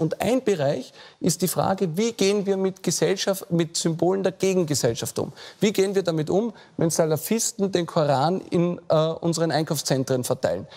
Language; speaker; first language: German; native; German